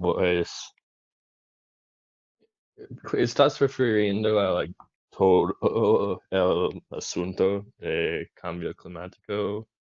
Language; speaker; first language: Spanish; non-native, learner; English